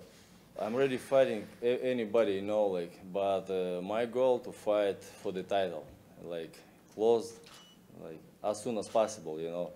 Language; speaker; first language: English; non-native, learner; Russian